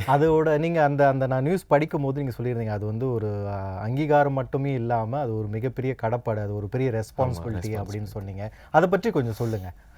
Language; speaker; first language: Tamil; native; Tamil